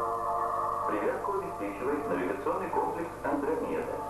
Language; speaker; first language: Russian; native; Russian